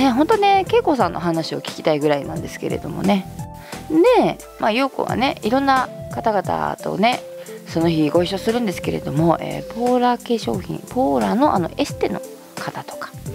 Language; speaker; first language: Japanese; native; Japanese